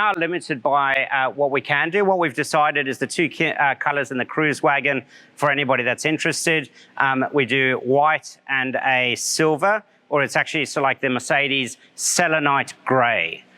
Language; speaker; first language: English; native; English